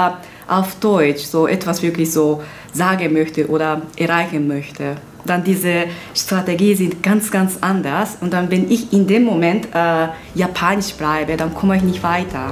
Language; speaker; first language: German; non-native, fluent; Japanese